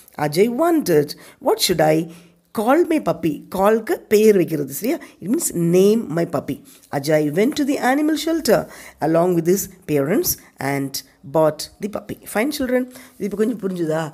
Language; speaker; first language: English; non-native, local second language; Tamil